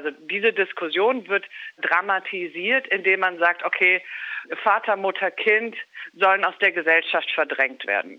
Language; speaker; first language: German; native; German